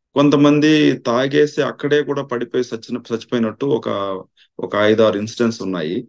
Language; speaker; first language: Telugu; non-native, local second language; Tamil